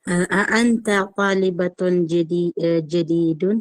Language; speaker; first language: Arabic; non-native, learner; Filipino